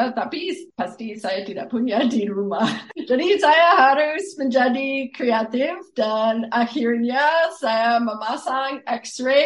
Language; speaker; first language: Indonesian; non-native, fluent; English